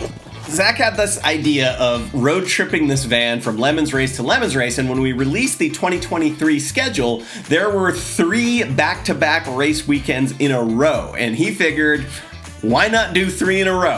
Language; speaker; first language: English; native; English